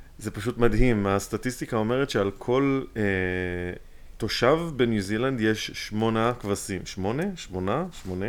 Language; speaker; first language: Hebrew; native; Hebrew